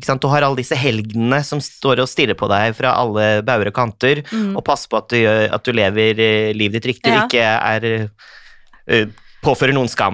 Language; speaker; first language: Norwegian; native; Norwegian